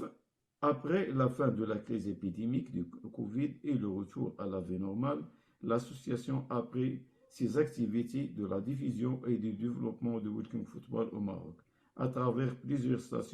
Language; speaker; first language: French; non-native, local second language; Arabic